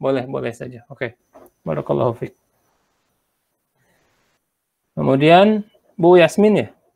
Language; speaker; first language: Indonesian; native; Indonesian